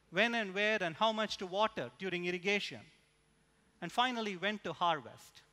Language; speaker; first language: English; non-native, local second language; Tamil